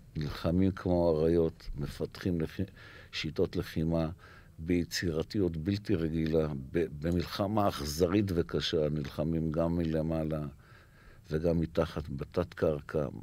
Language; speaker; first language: Hebrew; native; Hebrew